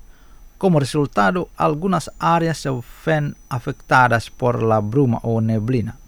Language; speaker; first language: Spanish; non-native, fluent; Indonesian